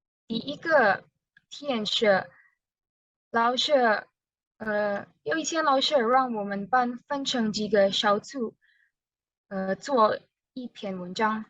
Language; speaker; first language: Chinese; non-native, learner; Indonesian